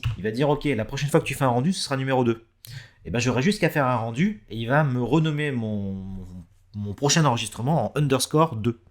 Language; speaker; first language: French; native; French